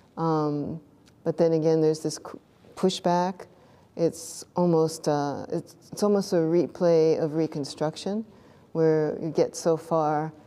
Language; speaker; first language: English; native; English